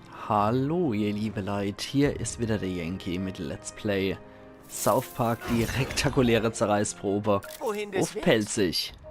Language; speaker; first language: German; native; German